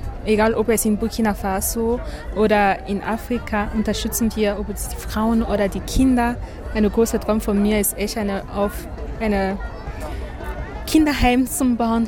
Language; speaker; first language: German; non-native, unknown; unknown